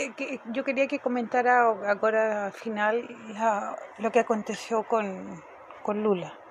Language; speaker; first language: Portuguese; non-native, fluent; Spanish